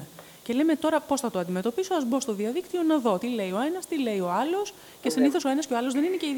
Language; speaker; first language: Greek; native; Greek